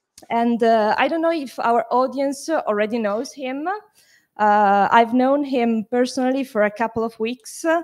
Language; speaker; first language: English; non-native, fluent; Italian